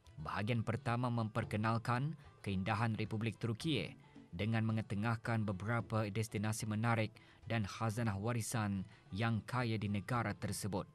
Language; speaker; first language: Malay; native; Malay